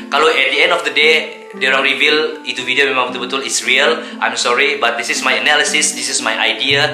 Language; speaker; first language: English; non-native, local second language; Malay